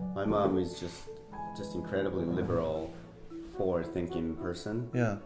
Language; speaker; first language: English; non-native, fluent; Japanese